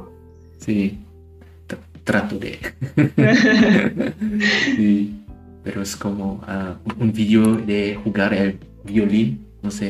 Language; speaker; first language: Spanish; non-native, learner; German